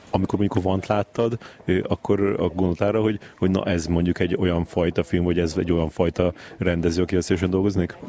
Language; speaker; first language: Hungarian; native; Hungarian